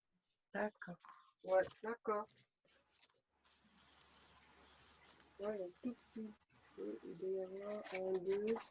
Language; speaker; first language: French; native; French